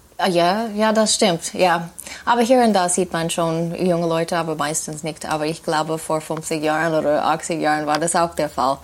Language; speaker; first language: German; non-native, fluent; English